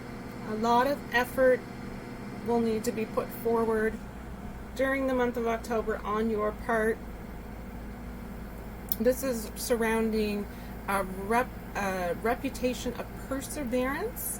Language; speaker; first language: English; native; English